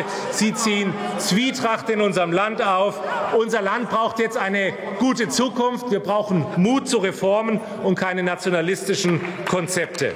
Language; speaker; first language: German; native; German